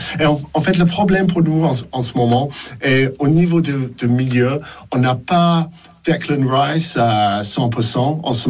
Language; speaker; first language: French; non-native, fluent; English